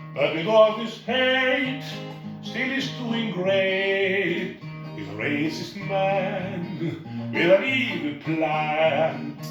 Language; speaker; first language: English; non-native, fluent; Icelandic